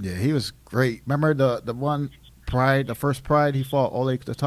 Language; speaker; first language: English; native; English